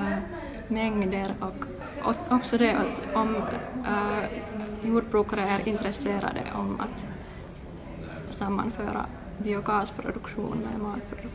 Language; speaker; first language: Swedish; non-native, local second language; Finnish